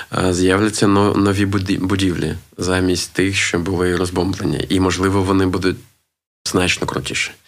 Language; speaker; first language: Ukrainian; non-native, local second language; Russian